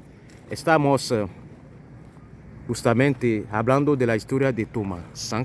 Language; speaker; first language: Spanish; non-native, fluent; French